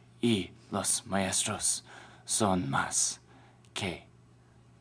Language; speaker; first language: Spanish; non-native, learner; English